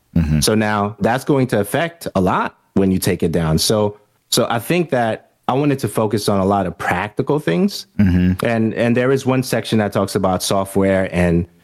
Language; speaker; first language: English; early bilingual, other home language; Haitian Creole